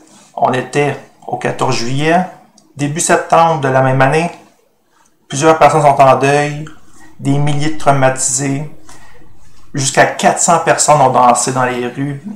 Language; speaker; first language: French; native; French